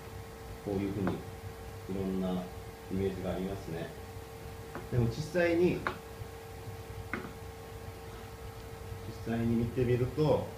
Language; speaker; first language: Japanese; non-native, fluent; Korean